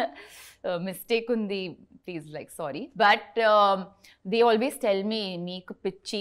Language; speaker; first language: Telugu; non-native, learner; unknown